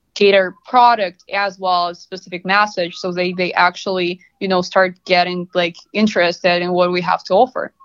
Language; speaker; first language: English; non-native, fluent; Russian